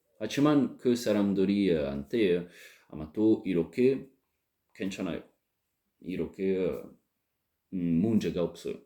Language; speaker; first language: Korean; non-native, learner; French